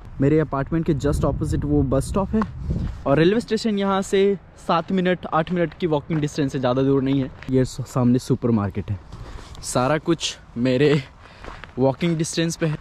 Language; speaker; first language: Hindi; native; Hindi